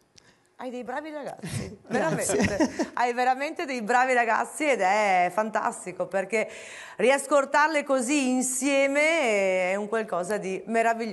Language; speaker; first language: Italian; native; Italian